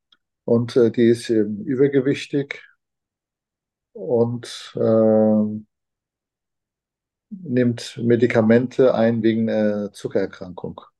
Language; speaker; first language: German; non-native, fluent; Turkish